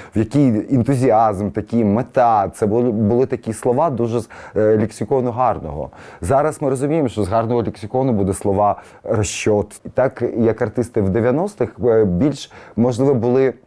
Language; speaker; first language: Ukrainian; early bilingual, other home language; Russian